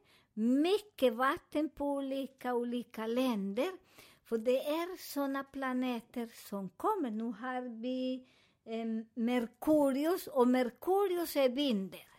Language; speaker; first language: Swedish; non-native, learner; Spanish